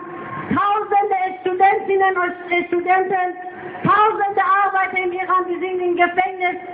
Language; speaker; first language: German; non-native, fluent; Persian